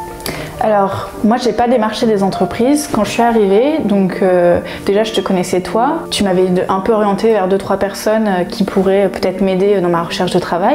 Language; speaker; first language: French; native; French